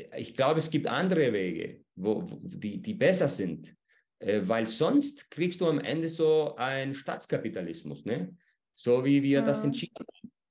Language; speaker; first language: German; non-native, fluent; Spanish